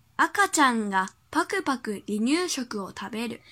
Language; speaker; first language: Japanese; non-native, fluent; Chinese